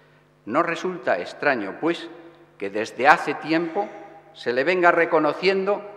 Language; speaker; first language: Spanish; native; Spanish